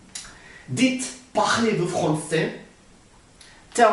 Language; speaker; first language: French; non-native, learner; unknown